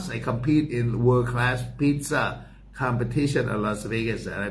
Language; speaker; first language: English; non-native, fluent; Thai